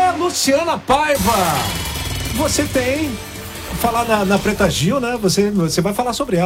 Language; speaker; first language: Portuguese; native; Portuguese